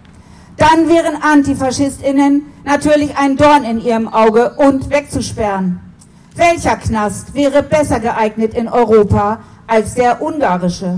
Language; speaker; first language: German; native; German